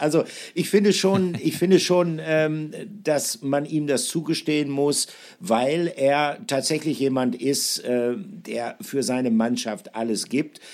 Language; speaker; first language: German; native; German